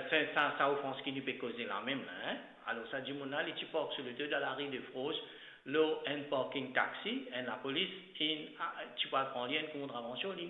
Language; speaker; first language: French; non-native, local second language; Morisyen